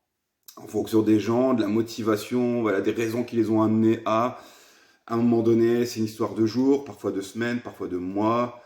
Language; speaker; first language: French; native; French